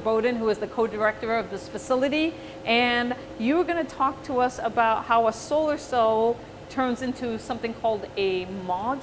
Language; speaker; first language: English; native; English